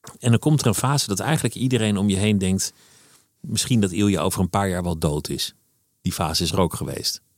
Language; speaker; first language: Dutch; native; Dutch